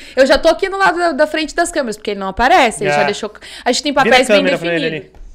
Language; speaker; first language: Portuguese; native; Portuguese